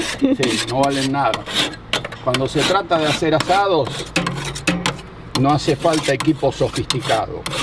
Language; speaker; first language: Spanish; native; Spanish